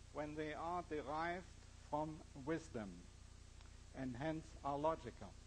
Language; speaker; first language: English; non-native, fluent; German